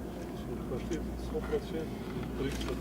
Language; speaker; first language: Russian; non-native, local second language; Tajik